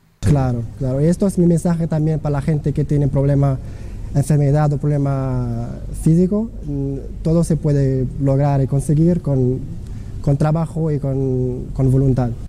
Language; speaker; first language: Spanish; non-native, fluent; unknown